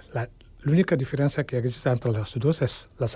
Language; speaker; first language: Catalan; non-native, fluent; Wolof